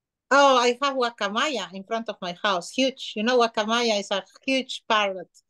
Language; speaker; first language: English; non-native, fluent; Spanish